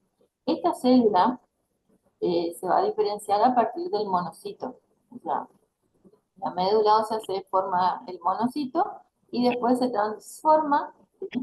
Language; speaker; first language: Spanish; native; Spanish